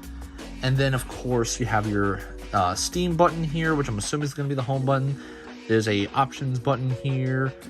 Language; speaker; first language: English; native; English